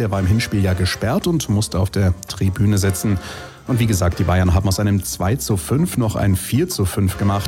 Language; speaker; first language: German; native; German